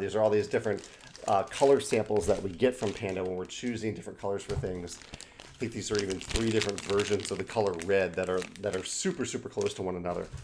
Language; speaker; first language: English; native; English